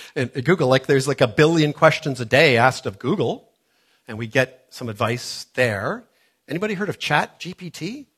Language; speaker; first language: English; native; English